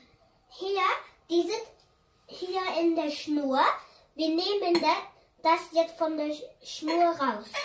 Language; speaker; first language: German; non-native, fluent; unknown